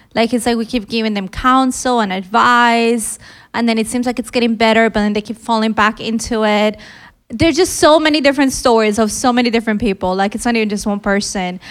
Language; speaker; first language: English; early bilingual, other home language; Filipino